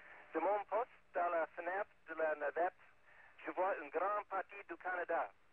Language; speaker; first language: French; native; French